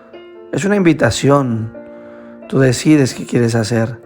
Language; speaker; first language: Spanish; native; Spanish